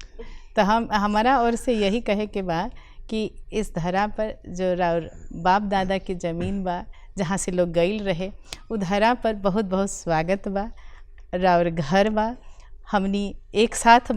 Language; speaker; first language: Hindi; native; Hindi